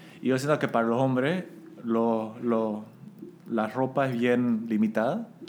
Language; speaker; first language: Spanish; early bilingual, other home language; Korean